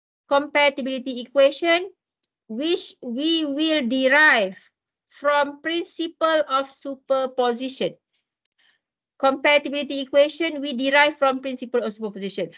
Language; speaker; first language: English; non-native, local second language; Malay